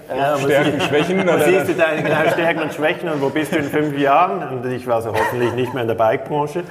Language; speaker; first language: German; native; German